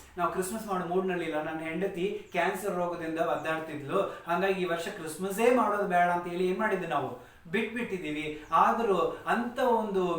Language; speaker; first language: Kannada; non-native, local second language; Tamil